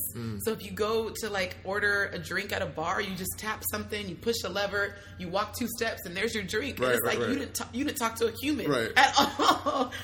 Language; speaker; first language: English; native; English